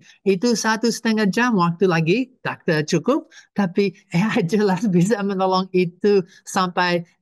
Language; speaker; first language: Indonesian; non-native, fluent; English